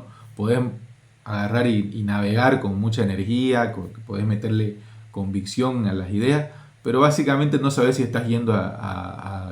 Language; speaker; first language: Spanish; native; Spanish